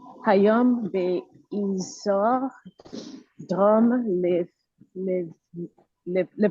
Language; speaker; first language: Hebrew; non-native, learner; English